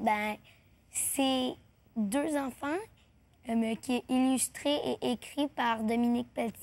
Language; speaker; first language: French; native; French